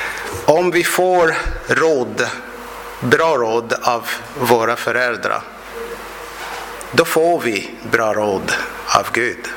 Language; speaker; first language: Swedish; non-native, fluent; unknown